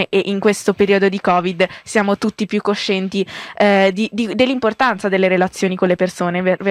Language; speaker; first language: Italian; native; Italian